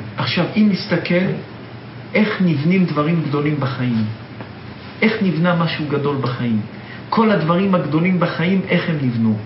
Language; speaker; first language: Hebrew; native; Hebrew